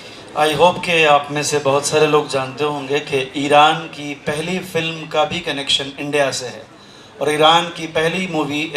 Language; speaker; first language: Hindi; non-native, fluent; Persian